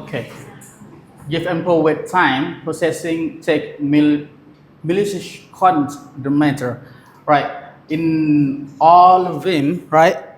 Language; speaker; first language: English; non-native, learner; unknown